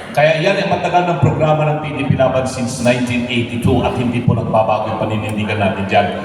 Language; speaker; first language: Filipino; native; Filipino